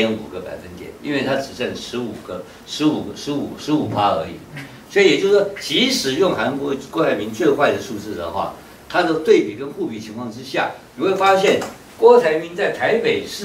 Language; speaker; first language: Chinese; native; Chinese